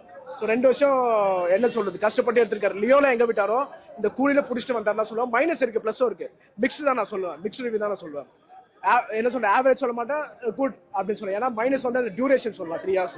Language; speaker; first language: Tamil; native; Tamil